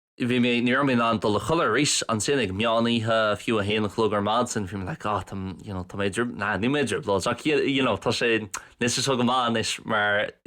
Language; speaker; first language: Irish; non-native, local second language; English